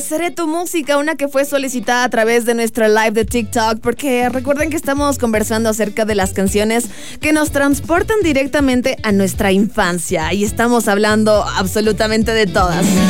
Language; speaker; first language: Spanish; native; Spanish